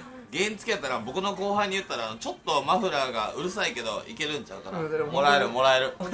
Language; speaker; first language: Japanese; native; Japanese